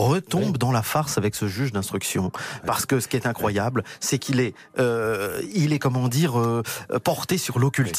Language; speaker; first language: French; native; French